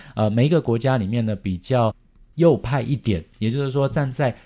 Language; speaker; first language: Chinese; native; Chinese